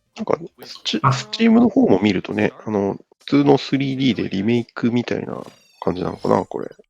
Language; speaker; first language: Japanese; native; Japanese